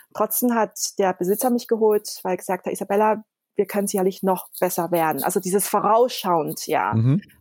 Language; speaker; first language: German; early bilingual, other home language; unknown